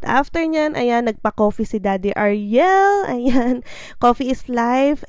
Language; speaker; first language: Filipino; native; Filipino